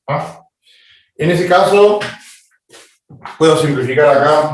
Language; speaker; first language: Spanish; native; Spanish